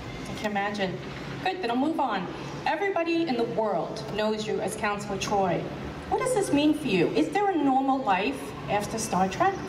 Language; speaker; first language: English; native; English